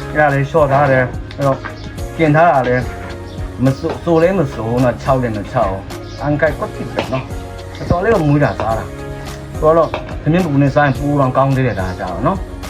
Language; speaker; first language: Burmese; non-native, local second language; Kachin